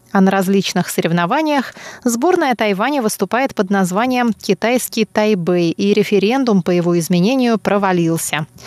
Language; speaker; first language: Russian; non-native, fluent; Chinese